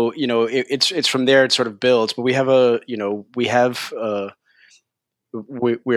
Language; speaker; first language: English; early bilingual, other home language; Spanish